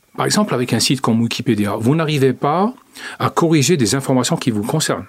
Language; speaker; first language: French; non-native, local second language; Arabic